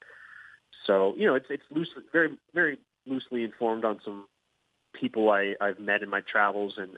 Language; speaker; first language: English; native; English